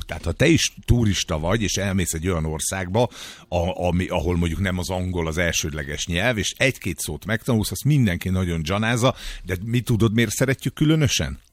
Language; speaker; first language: Hungarian; native; Hungarian